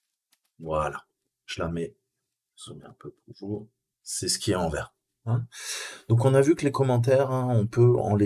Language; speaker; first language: French; native; French